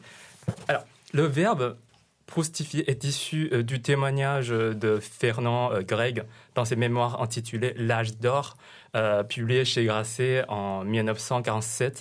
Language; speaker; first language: French; non-native, fluent; Chinese